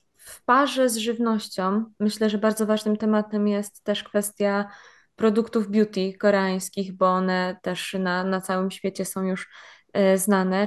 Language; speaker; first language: Polish; native; Polish